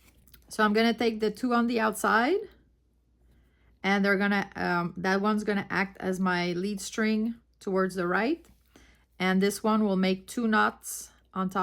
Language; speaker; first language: English; non-native, fluent; French